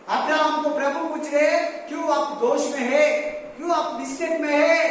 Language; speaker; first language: Hindi; non-native, local second language; Kannada